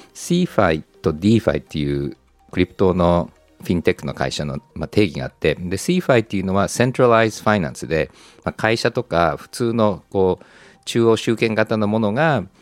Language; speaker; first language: Japanese; early bilingual, heritage; Japanese